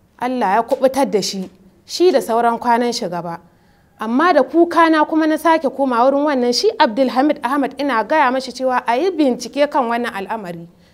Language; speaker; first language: Hausa; native; Hausa